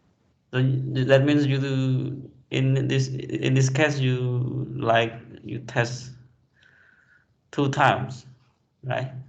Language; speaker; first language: English; non-native, fluent; Khmer